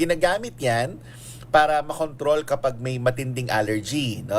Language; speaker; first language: Filipino; native; Filipino